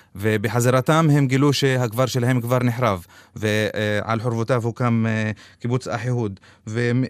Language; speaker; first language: Hebrew; non-native, local second language; Arabic